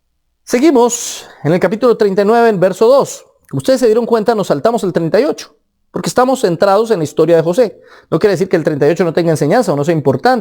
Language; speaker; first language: Spanish; native; Spanish